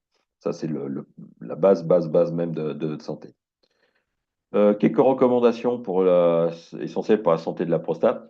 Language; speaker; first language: French; native; French